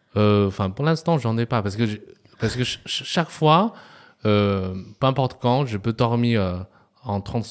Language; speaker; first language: French; non-native, fluent; Chinese